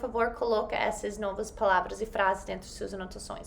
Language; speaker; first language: Portuguese; non-native, fluent; English